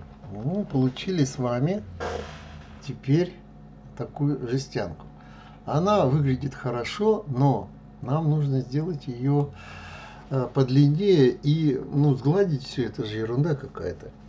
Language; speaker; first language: Russian; native; Russian